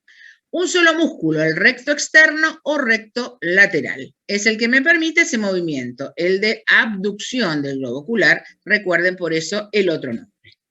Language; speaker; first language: Spanish; native; Spanish